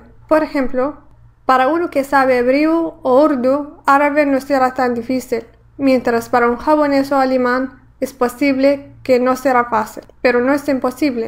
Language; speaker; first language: Spanish; non-native, fluent; Arabic